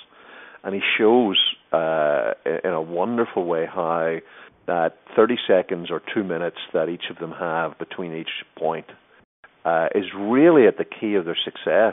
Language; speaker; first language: English; native; English